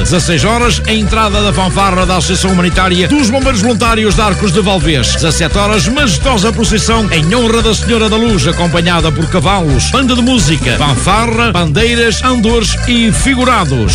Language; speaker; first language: Portuguese; native; Portuguese